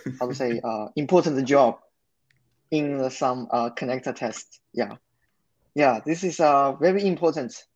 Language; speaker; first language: English; non-native, learner; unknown